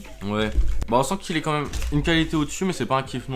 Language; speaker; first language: French; native; French